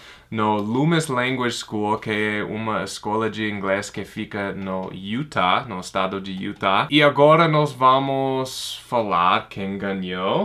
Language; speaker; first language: Portuguese; non-native, fluent; English